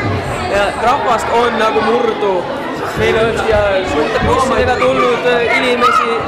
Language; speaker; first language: Estonian; native; Estonian